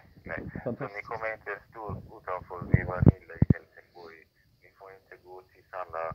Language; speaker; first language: Swedish; non-native, learner; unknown